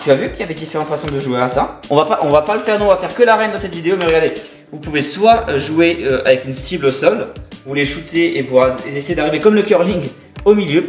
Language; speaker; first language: French; native; French